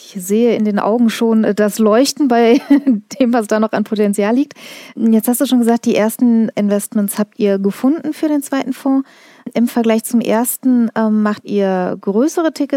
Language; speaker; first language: German; native; German